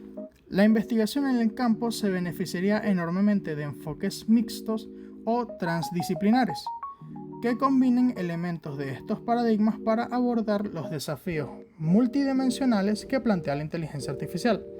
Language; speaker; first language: Spanish; native; Spanish